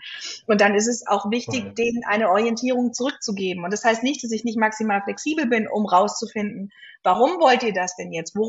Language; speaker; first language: German; native; German